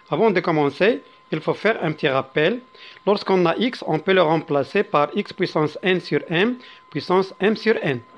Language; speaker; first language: French; non-native, local second language; Arabic